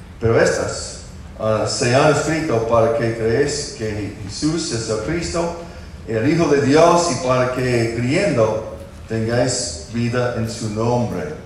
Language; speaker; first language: Spanish; non-native, fluent; English